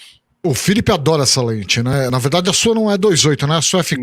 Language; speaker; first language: Portuguese; native; Portuguese